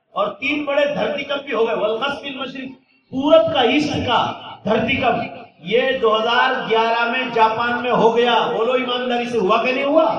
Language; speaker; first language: Urdu; native; Urdu